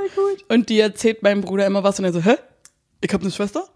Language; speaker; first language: German; native; German